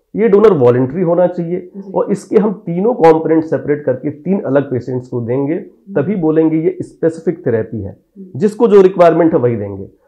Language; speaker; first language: Hindi; native; Hindi